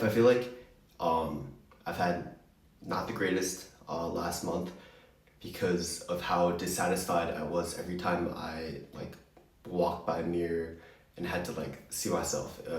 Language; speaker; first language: English; native; English